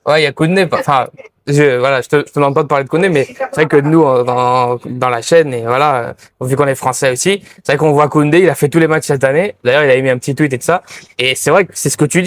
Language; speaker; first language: French; native; French